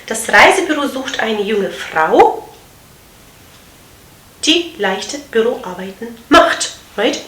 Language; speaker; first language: German; non-native, fluent; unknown